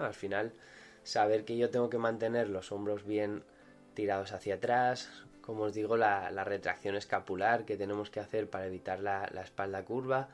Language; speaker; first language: Spanish; native; Spanish